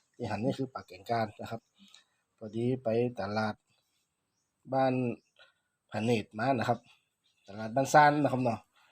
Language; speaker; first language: Thai; native; Thai